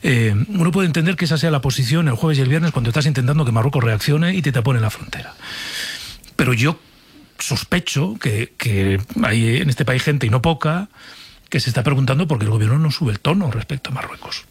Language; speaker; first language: Spanish; native; Spanish